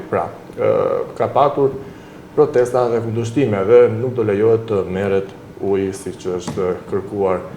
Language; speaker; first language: Albanian; native; Albanian